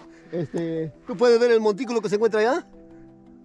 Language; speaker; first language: Spanish; native; Spanish